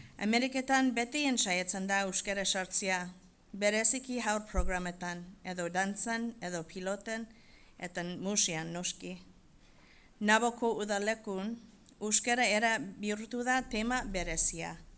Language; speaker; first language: Basque; non-native, fluent; English